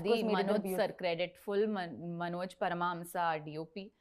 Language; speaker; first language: Telugu; non-native, learner; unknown